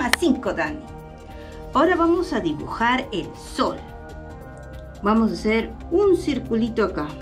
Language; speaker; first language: Spanish; native; Spanish